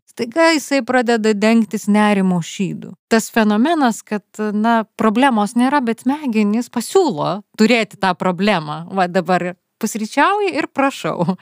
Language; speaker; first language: Lithuanian; native; Lithuanian